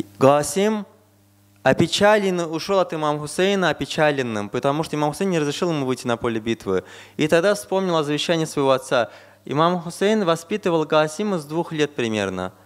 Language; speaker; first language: Russian; non-native, fluent; Azerbaijani